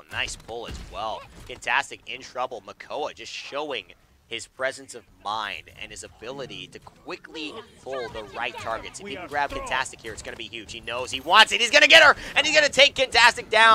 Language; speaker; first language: English; native; English